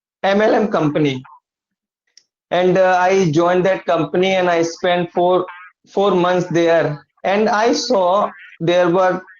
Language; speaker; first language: English; non-native, learner; Hindi